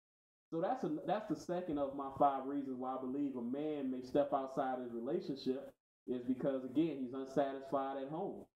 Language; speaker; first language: English; native; English